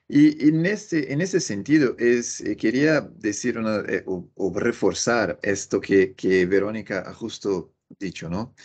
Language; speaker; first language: Spanish; non-native, fluent; Portuguese